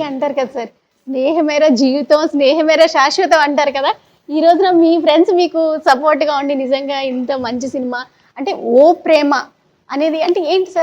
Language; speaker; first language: Telugu; native; Telugu